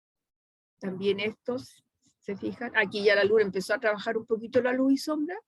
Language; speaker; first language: Spanish; native; Spanish